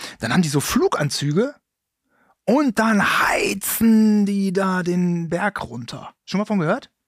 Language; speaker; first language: German; native; German